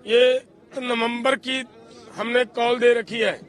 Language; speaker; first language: Hindi; non-native, local second language; Punjabi